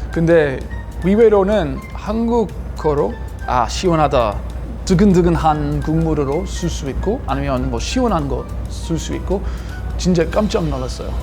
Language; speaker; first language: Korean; non-native, learner; English